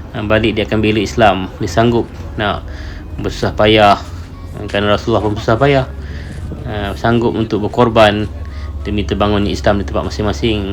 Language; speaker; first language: Malay; native; Malay